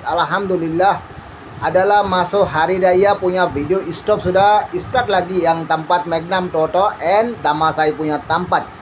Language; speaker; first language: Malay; non-native, learner; Bangla